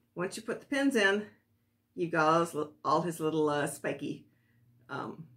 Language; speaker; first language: English; native; English